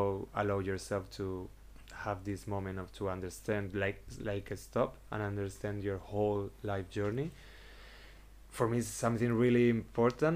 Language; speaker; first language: English; non-native, fluent; Spanish